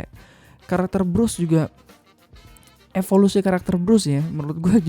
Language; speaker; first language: Indonesian; native; Indonesian